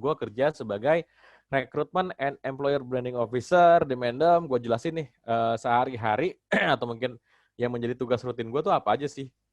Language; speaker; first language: Indonesian; native; Indonesian